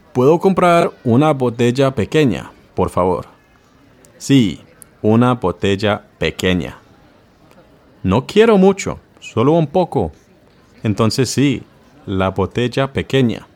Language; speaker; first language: Spanish; non-native, learner; English